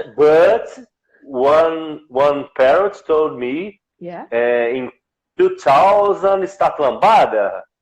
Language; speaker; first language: English; non-native, learner; Portuguese